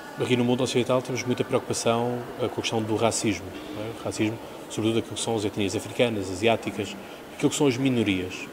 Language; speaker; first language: Portuguese; native; Portuguese